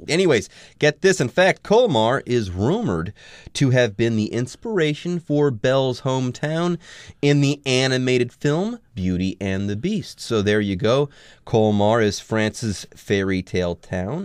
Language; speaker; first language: English; native; English